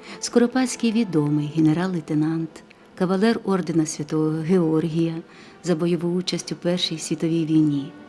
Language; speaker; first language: Ukrainian; native; Ukrainian